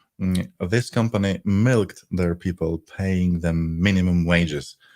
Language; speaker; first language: English; non-native, fluent; Polish